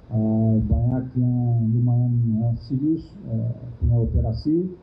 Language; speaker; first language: Indonesian; non-native, fluent; Thai